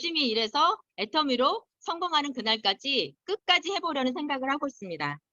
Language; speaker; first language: Korean; native; Korean